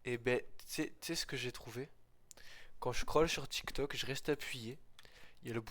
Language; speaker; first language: French; native; French